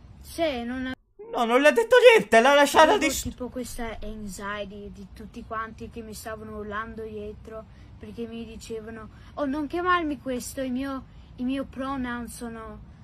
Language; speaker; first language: Italian; early bilingual, heritage; Italian